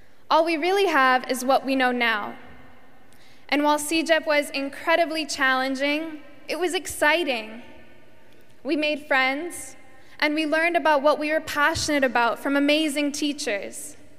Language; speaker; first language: English; native; English